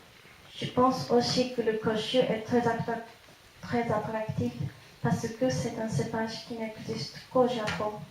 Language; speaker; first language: French; non-native, fluent; Japanese